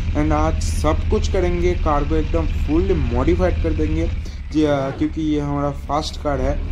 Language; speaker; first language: Hindi; non-native, local second language; Bangla